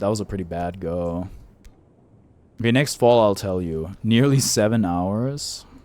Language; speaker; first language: English; native; English